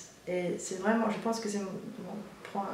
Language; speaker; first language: French; non-native, fluent; Danish